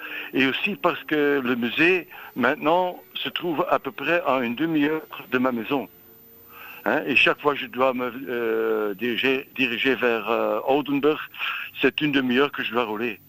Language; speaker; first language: French; non-native, local second language; Dutch